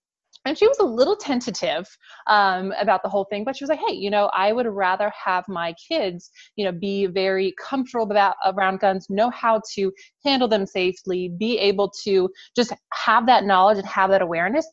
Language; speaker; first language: English; native; English